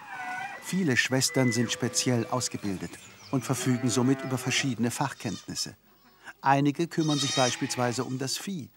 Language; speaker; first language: German; native; German